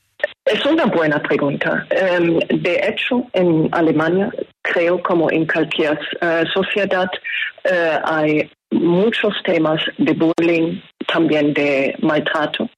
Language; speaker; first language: Spanish; non-native, fluent; German